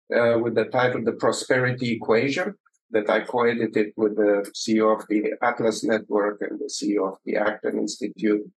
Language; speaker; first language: English; early bilingual, other home language; Romanian